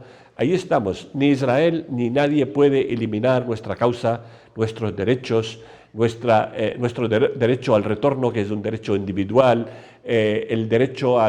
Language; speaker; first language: Spanish; non-native, fluent; Arabic